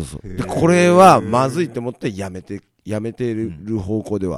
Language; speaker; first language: Japanese; native; Japanese